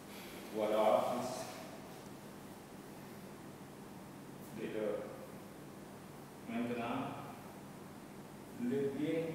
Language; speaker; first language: French; non-native, learner; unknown